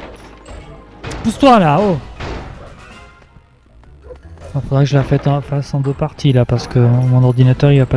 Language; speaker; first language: French; native; French